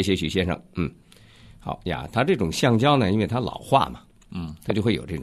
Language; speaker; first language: Chinese; native; Chinese